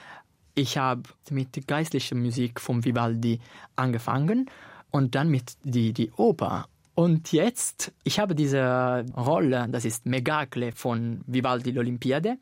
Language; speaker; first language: German; non-native, learner; Italian